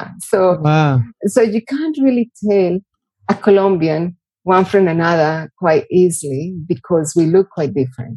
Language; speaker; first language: English; non-native, fluent; Spanish